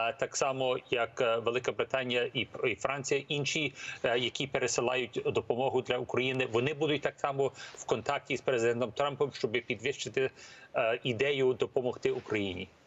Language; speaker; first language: Ukrainian; early bilingual, heritage; English